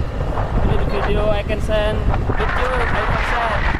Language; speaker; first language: English; non-native, learner; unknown